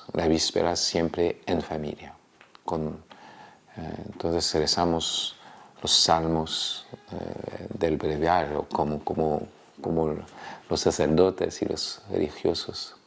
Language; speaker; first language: Spanish; non-native, fluent; French